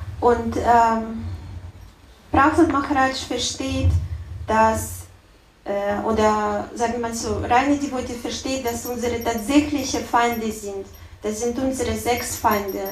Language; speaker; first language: German; non-native, learner; Russian